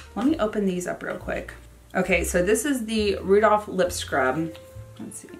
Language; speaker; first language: English; native; English